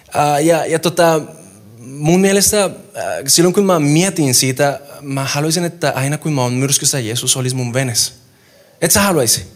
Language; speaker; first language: Finnish; non-native, fluent; Spanish